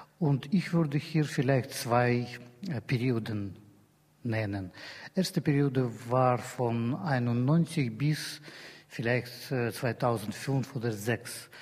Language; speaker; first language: German; non-native, learner; Russian